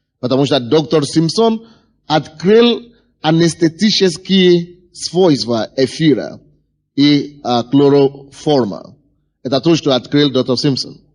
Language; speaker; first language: Russian; non-native, fluent; Yoruba